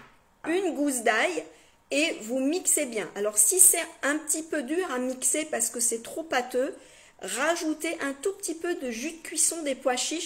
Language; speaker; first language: French; native; French